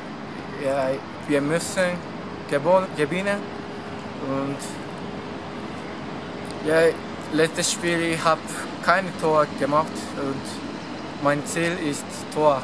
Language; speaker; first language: German; non-native, learner; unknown